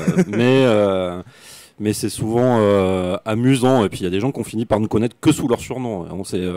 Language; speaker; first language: French; native; French